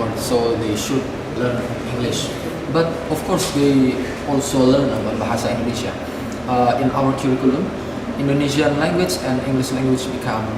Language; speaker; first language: English; non-native, fluent; Indonesian